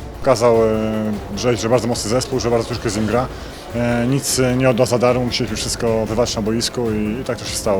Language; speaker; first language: Polish; native; Polish